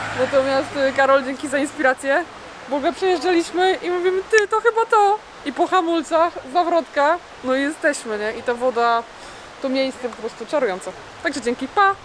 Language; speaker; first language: Polish; native; Polish